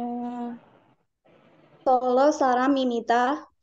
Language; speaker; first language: Korean; non-native, learner; Indonesian